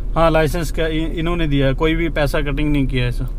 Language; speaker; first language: Hindi; native; Hindi